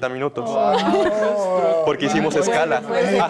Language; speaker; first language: Spanish; native; Spanish